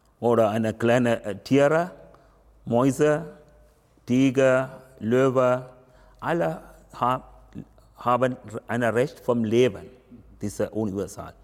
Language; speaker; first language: German; non-native, learner; Tamil